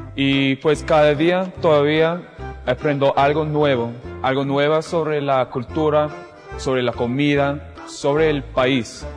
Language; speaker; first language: Spanish; non-native, fluent; English